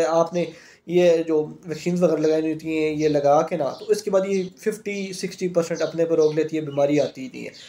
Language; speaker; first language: Urdu; non-native, local second language; Punjabi